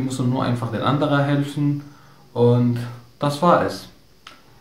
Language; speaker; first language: German; non-native, learner; Arabic